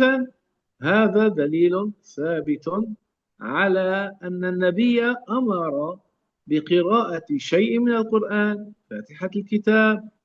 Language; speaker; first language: Arabic; native; Arabic